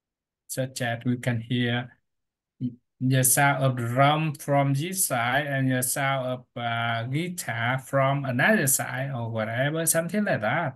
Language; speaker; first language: English; non-native, learner; Vietnamese